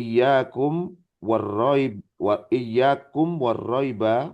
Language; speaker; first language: Arabic; non-native, learner; Indonesian